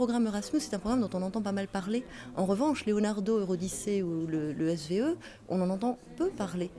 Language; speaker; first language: French; native; French